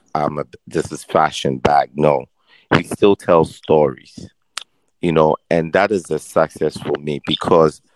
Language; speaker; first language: English; non-native, local second language; Akan